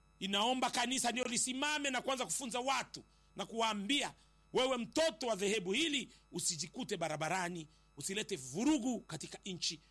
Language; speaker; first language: Swahili; native; Swahili